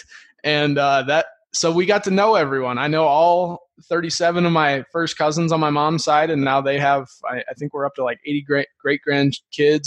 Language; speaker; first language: English; native; English